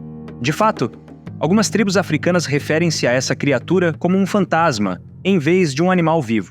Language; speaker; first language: Portuguese; native; Portuguese